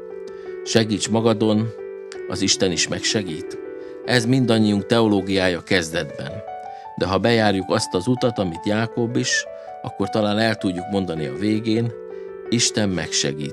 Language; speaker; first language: Hungarian; native; Hungarian